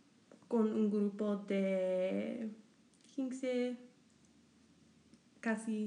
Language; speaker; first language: Spanish; non-native, learner; English